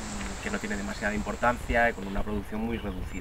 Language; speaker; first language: Spanish; native; Spanish